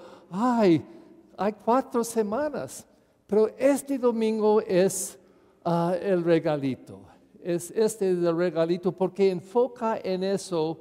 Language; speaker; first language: Spanish; non-native, fluent; English